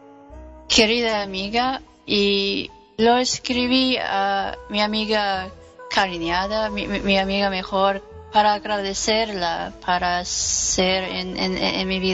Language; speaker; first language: Spanish; non-native, learner; English